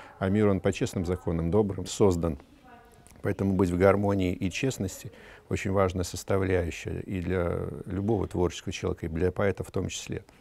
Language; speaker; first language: Russian; native; Russian